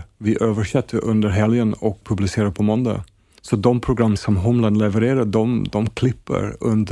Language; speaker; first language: Swedish; non-native, fluent; English